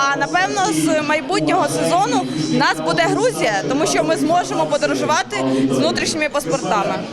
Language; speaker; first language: Ukrainian; non-native, local second language; Russian